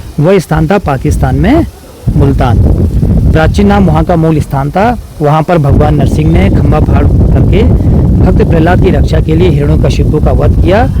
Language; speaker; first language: Hindi; native; Hindi